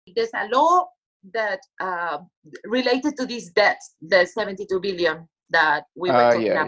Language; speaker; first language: English; non-native, fluent; Spanish